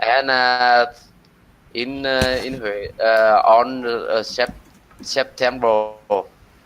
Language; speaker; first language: English; non-native, learner; Vietnamese